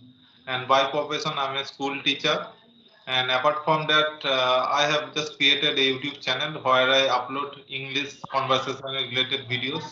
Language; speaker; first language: English; non-native, learner; Bangla